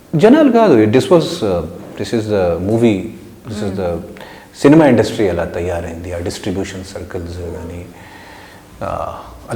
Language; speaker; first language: Telugu; non-native, local second language; Hindi